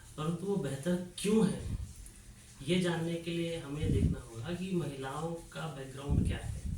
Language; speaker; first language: Hindi; native; Hindi